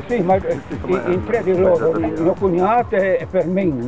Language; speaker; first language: Italian; non-native, local second language; Friulian